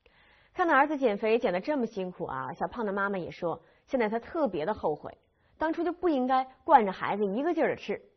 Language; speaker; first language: Chinese; native; Chinese